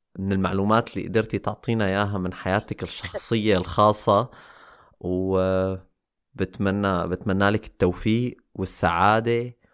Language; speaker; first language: Arabic; native; Arabic